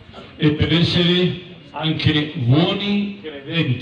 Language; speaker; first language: Italian; non-native, fluent; Spanish